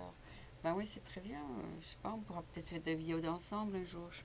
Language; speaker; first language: French; native; French